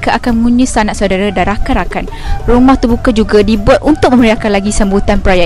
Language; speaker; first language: Malay; native; Malay